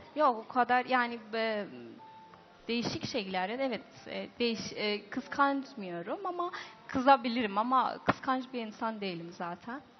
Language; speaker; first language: Turkish; non-native, learner; Persian